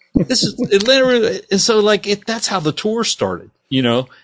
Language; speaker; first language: English; native; English